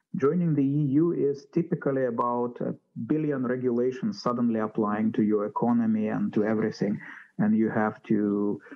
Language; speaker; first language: English; non-native, fluent; Ukrainian